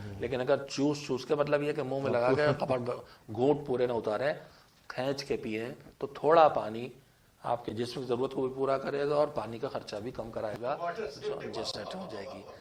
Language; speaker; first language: Urdu; native; Urdu